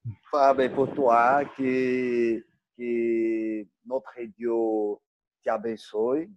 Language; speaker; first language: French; non-native, learner; Portuguese